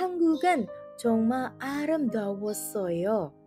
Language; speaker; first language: Korean; non-native, fluent; Indonesian